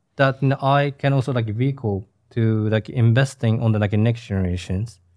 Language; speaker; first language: English; non-native, fluent; Japanese